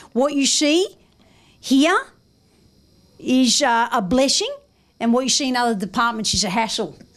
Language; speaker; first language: English; early bilingual, other home language; Greek